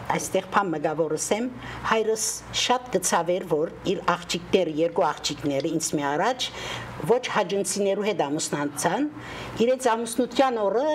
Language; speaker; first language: Armenian; native; Armenian